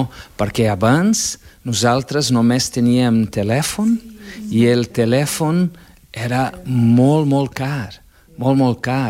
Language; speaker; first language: Catalan; non-native, fluent; Portuguese